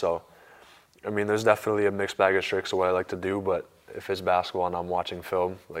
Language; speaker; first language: English; native; English